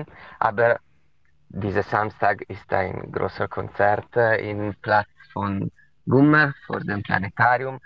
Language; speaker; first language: German; non-native, local second language; Italian